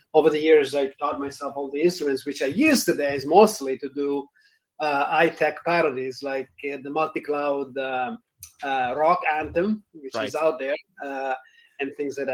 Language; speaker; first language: English; non-native, fluent; Italian